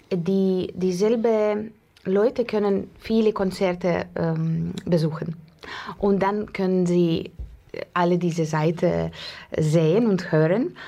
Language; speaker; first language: German; non-native, fluent; Russian